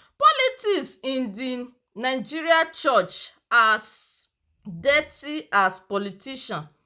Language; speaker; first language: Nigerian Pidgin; non-native, local second language; Yoruba